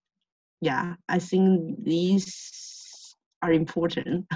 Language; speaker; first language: English; non-native, learner; Chinese